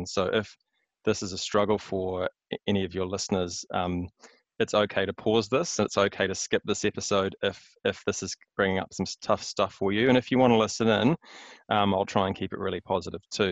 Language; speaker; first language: English; native; English